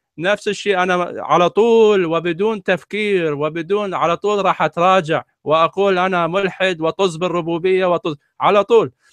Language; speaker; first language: Arabic; native; Arabic